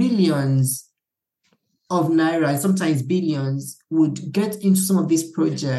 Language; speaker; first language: English; non-native, local second language; Igbo